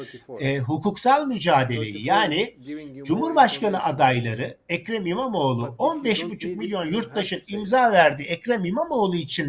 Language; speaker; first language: Turkish; native; Turkish